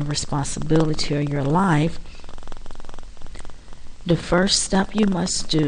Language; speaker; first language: English; native; English